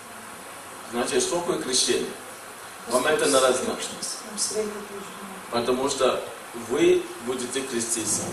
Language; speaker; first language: Russian; non-native, learner; English